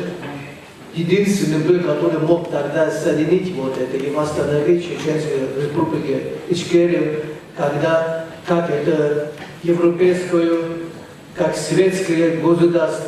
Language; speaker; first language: Russian; non-native, fluent; German